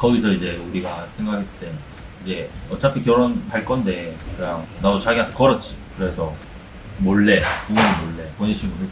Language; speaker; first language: Korean; native; Korean